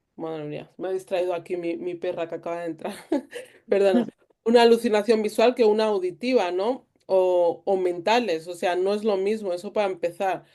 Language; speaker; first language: Spanish; native; Spanish